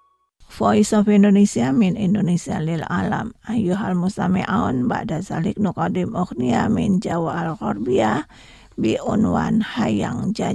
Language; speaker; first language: Arabic; non-native, fluent; Indonesian